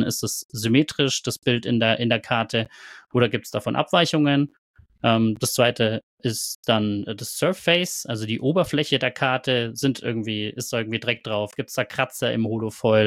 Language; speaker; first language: German; native; German